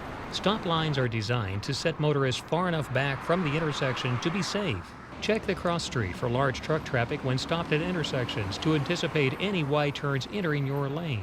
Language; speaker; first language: English; native; English